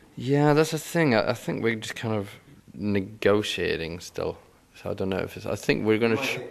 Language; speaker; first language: English; non-native, fluent; Swedish